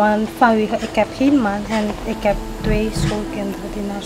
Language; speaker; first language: Dutch; non-native, local second language; Caribbean Hindustani